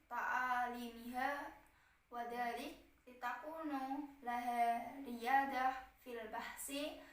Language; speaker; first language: Arabic; non-native, learner; Indonesian